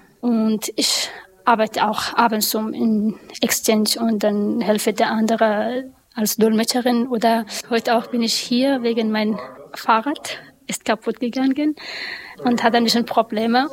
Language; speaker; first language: German; non-native, learner; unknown